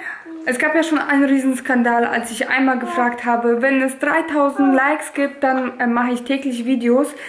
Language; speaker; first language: German; native; German